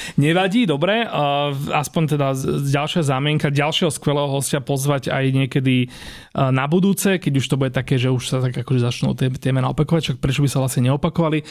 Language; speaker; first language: Slovak; native; Slovak